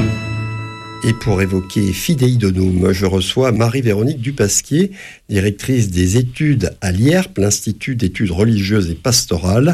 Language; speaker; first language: French; native; French